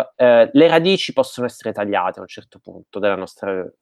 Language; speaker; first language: Italian; native; Italian